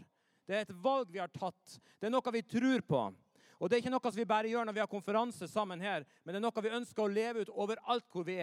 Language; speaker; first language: Norwegian; native; Norwegian